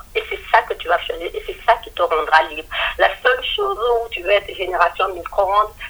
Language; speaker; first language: French; non-native, local second language; Lingala